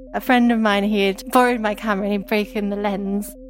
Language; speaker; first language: English; native; English